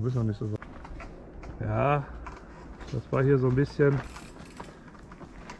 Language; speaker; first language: German; native; German